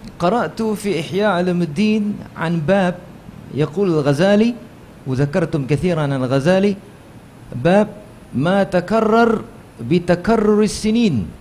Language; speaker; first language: Arabic; non-native, fluent; Malay